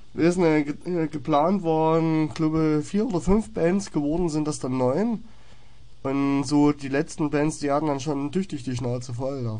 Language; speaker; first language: German; native; German